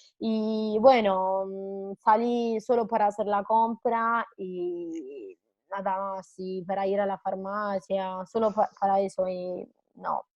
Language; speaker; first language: Spanish; non-native, fluent; Italian